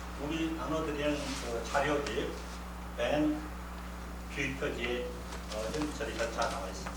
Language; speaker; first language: Korean; native; Korean